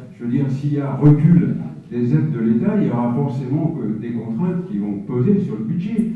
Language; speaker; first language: French; native; French